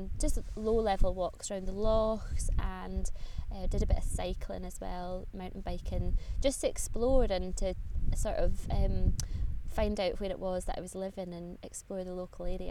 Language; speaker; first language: English; native; English